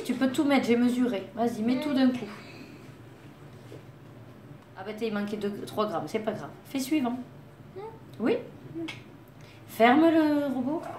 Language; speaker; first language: French; native; French